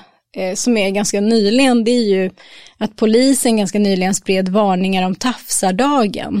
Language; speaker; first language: Swedish; native; Swedish